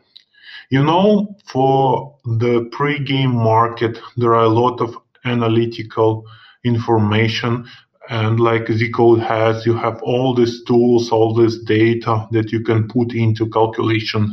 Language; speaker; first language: English; non-native, fluent; Russian